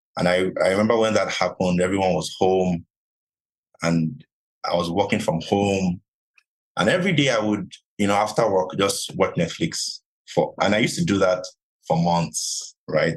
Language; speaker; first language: English; non-native, local second language; Yoruba